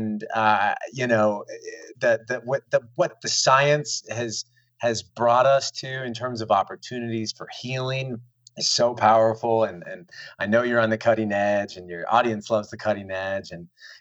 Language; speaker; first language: English; native; English